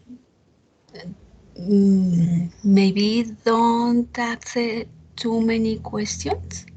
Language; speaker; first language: English; non-native, learner; Spanish